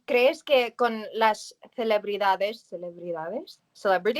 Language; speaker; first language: Spanish; early bilingual, heritage; Spanish